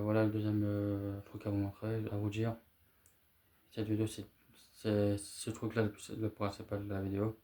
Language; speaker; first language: French; native; French